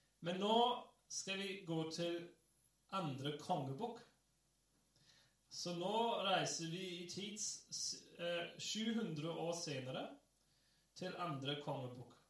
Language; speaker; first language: Norwegian; non-native, fluent; English